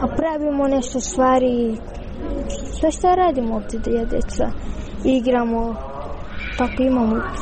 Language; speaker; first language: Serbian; non-native, learner; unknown